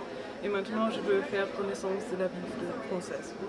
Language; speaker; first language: French; non-native, learner; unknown